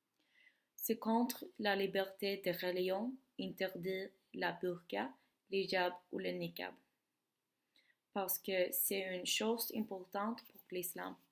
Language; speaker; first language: French; non-native, learner; Swedish